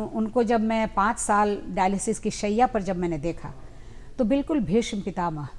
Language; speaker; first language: Hindi; native; Hindi